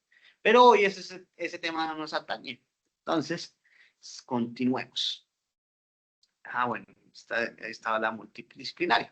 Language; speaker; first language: Spanish; native; Spanish